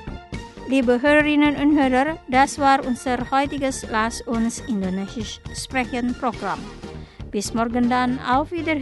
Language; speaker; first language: German; non-native, fluent; Indonesian